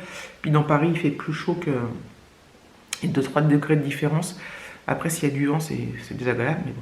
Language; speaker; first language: French; native; French